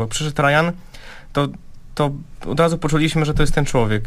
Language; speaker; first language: Polish; native; Polish